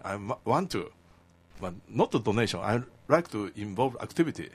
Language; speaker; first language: English; non-native, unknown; Japanese